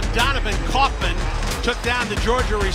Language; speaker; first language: English; native; English